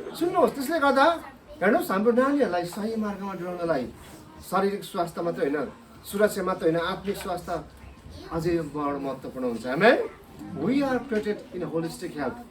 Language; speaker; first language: Nepali; native; Nepali